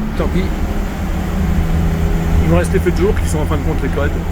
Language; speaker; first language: French; native; French